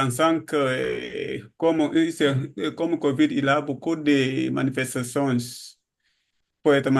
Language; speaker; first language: French; non-native, learner; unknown